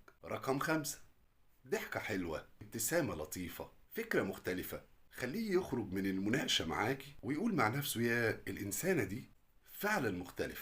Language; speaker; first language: Arabic; native; Arabic